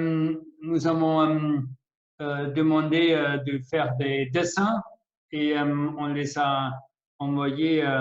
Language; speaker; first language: French; non-native, fluent; German